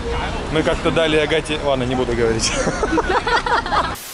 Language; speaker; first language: Russian; native; Russian